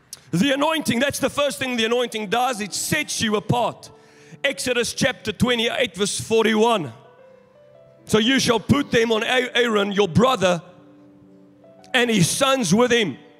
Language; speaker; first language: English; non-native, local second language; Afrikaans